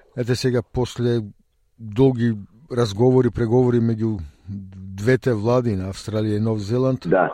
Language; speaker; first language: Macedonian; early bilingual, heritage; Macedonian